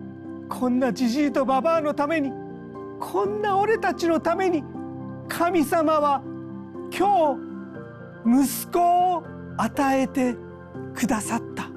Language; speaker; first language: Japanese; native; Japanese